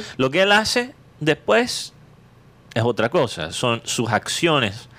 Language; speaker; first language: Spanish; native; Spanish